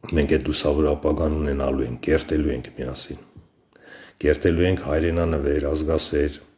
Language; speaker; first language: Armenian; native; Armenian